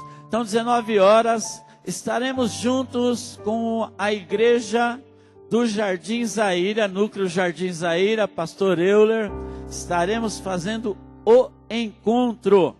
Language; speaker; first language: Portuguese; native; Portuguese